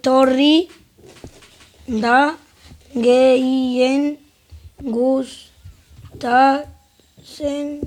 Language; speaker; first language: Basque; non-native, learner; Spanish